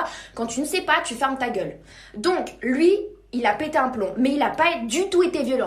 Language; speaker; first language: French; native; French